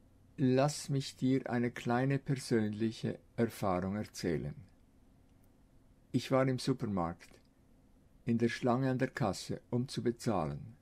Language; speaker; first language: German; non-native, fluent; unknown